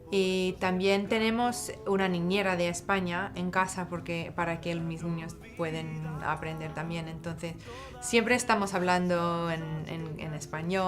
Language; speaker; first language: Spanish; non-native, fluent; English